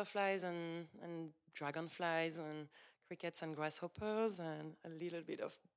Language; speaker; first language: English; non-native, fluent; French